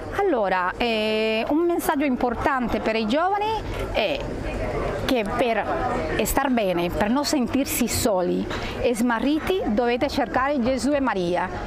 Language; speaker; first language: Italian; non-native, fluent; Spanish